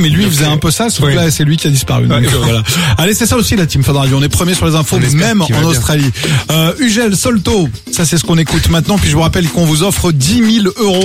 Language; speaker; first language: French; native; French